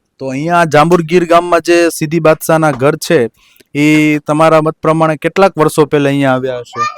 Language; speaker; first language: Gujarati; native; Gujarati